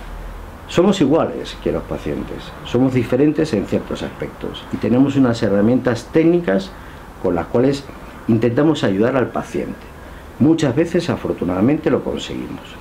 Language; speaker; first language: Spanish; native; Spanish